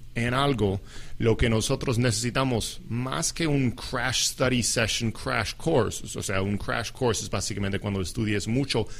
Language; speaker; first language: Spanish; non-native, fluent; English